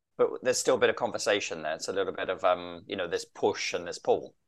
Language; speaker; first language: English; native; English